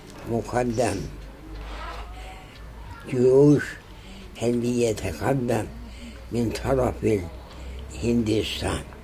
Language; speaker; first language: Arabic; non-native, fluent; Turkish